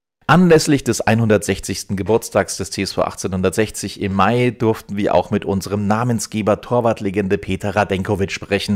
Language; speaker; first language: German; native; German